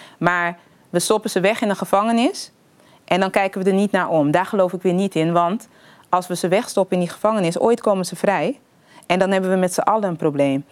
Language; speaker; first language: Dutch; early bilingual, other home language; Papiamento